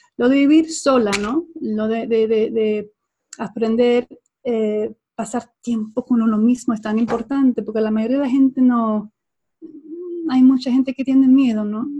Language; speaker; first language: Spanish; non-native, fluent; Swedish